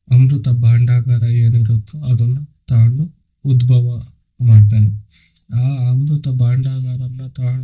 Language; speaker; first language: Kannada; non-native, local second language; Telugu